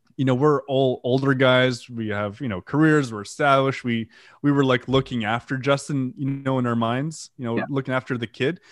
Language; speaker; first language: English; non-native, fluent; French